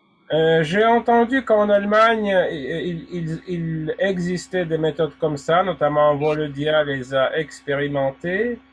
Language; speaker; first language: French; non-native, fluent; Russian